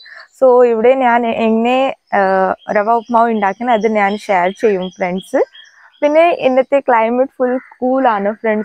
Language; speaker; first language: Malayalam; non-native, learner; Hindi